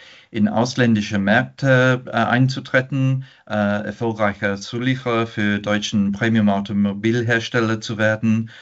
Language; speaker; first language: German; non-native, fluent; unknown